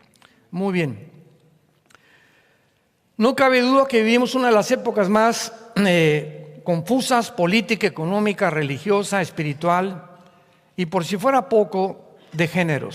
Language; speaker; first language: Spanish; native; Spanish